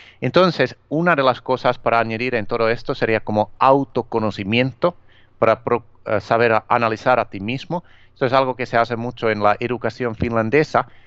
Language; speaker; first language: Spanish; non-native, fluent; Finnish